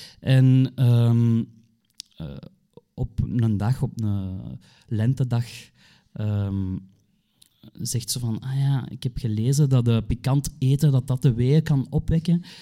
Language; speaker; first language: Dutch; native; Dutch